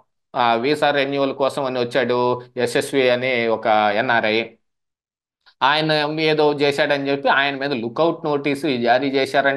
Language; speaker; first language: Telugu; native; Telugu